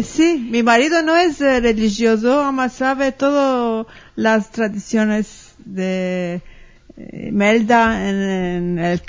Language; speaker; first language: Spanish; early bilingual, heritage; Ladino